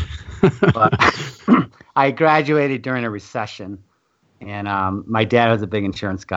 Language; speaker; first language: English; native; English